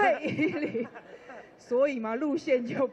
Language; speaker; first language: Chinese; native; Chinese